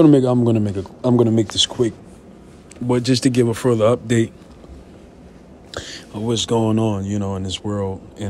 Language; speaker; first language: English; native; English